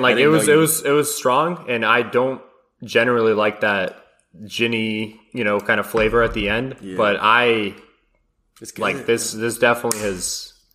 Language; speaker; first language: English; early bilingual, other home language; Russian